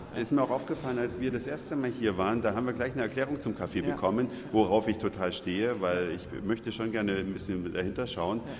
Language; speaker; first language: German; native; German